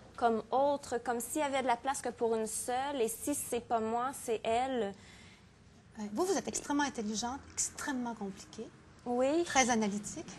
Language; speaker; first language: French; native; French